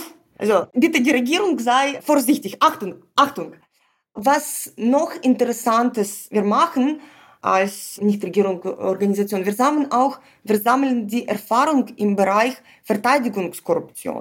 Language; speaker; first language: German; non-native, fluent; Ukrainian